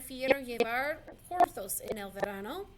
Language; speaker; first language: Spanish; non-native, fluent; English